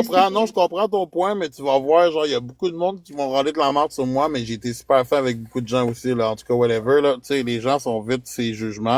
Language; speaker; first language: French; native; French